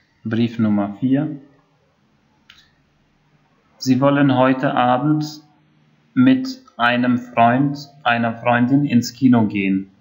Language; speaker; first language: German; non-native, fluent; Albanian